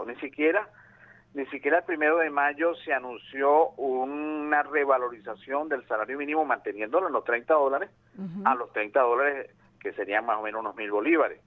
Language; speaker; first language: Spanish; native; Spanish